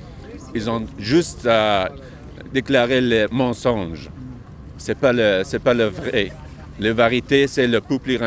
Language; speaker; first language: French; non-native, learner; Persian